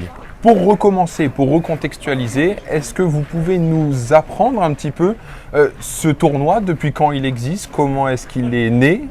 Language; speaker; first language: French; native; French